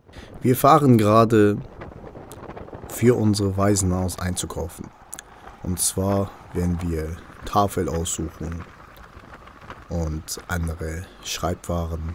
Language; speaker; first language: German; non-native, local second language; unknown